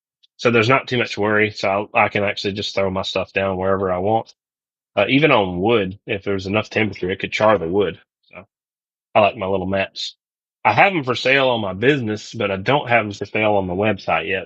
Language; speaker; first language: English; native; English